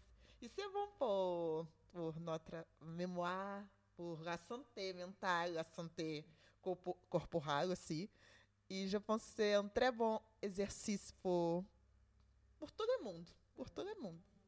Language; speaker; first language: French; non-native, learner; Portuguese